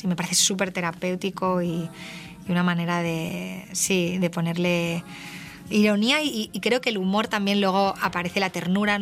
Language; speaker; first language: Spanish; native; Spanish